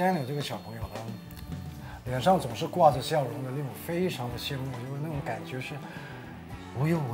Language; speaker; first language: Chinese; native; Chinese